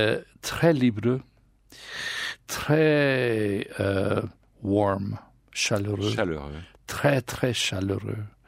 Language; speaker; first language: French; non-native, learner; English